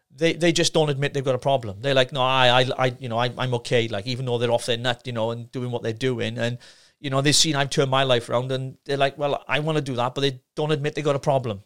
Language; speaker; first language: English; native; English